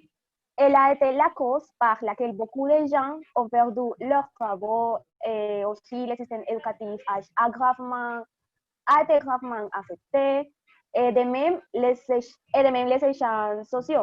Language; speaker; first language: French; non-native, fluent; Spanish